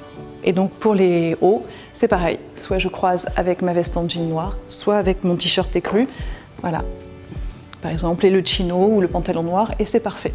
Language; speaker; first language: French; native; French